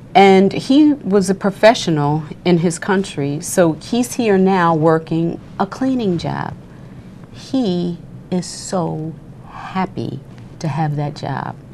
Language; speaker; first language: English; native; English